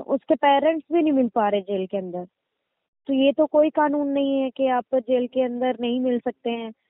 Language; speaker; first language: Hindi; native; Hindi